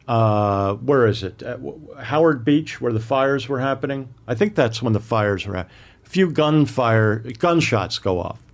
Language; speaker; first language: English; native; English